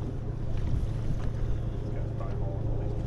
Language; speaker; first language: English; native; English